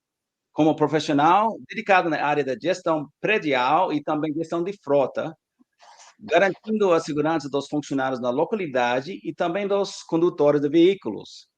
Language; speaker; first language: Portuguese; non-native, learner; English